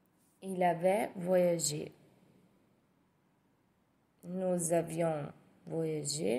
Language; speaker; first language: French; non-native, fluent; Italian